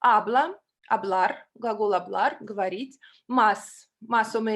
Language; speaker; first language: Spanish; non-native, fluent; Russian